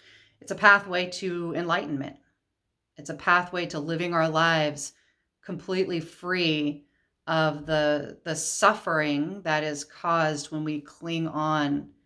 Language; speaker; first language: English; native; English